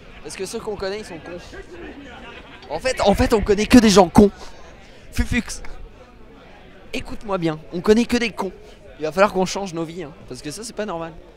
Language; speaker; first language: French; native; French